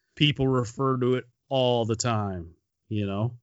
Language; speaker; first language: English; native; English